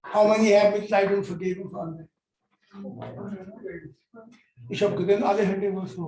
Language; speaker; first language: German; non-native, learner; Urdu